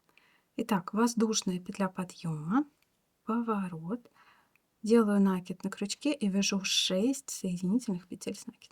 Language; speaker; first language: Russian; native; Russian